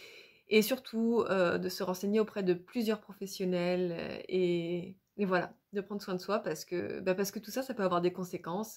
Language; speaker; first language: French; native; French